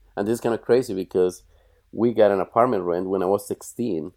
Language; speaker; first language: English; non-native, fluent; Spanish